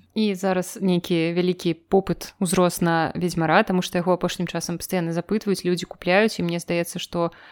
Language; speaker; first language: Belarusian; non-native, local second language; Russian